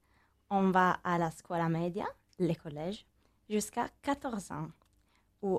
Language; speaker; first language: French; non-native, learner; Italian